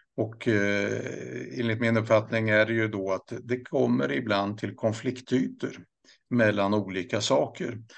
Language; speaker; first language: Swedish; native; Swedish